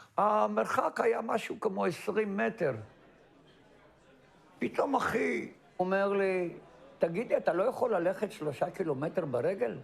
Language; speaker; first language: Hebrew; non-native, fluent; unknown